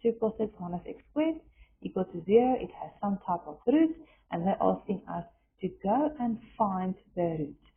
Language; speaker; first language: English; non-native, local second language; Afrikaans